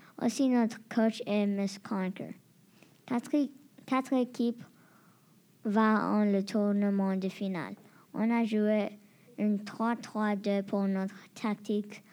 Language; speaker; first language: French; non-native, learner; English